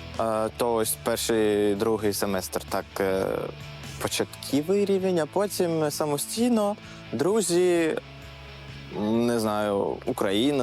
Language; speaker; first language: Ukrainian; non-native, fluent; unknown